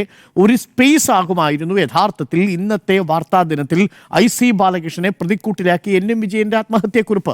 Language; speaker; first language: Malayalam; native; Malayalam